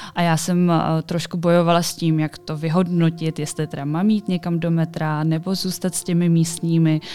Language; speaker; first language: Czech; native; Czech